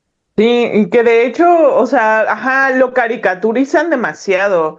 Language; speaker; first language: Spanish; native; Spanish